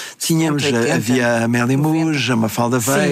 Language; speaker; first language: Portuguese; native; Portuguese